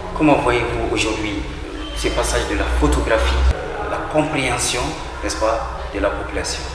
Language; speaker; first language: French; non-native, local second language; Bambara